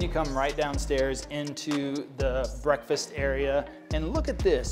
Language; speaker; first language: English; native; English